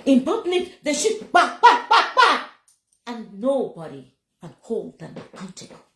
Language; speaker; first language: English; non-native, local second language; Yoruba